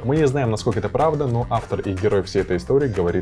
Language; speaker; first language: Russian; native; Russian